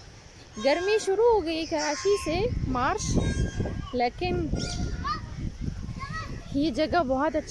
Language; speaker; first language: Hindi; non-native, learner; Arabic